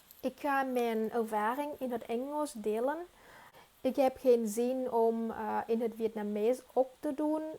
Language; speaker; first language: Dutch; non-native, fluent; Vietnamese